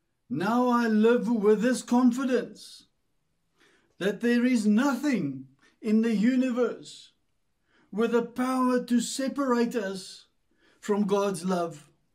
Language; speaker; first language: English; non-native, local second language; Afrikaans